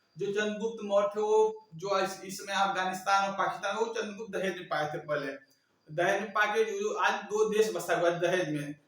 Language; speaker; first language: Hindi; native; Hindi